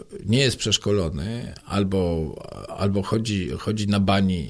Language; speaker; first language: Polish; native; Polish